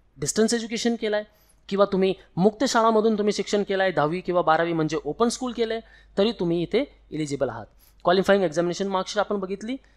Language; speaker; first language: Marathi; non-native, local second language; Hindi